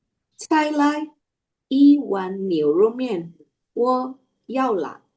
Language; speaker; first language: Chinese; non-native, learner; Indonesian